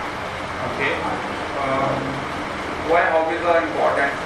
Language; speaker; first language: English; non-native, local second language; Punjabi